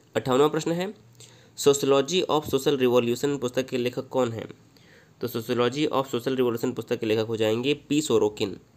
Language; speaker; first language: Hindi; native; Hindi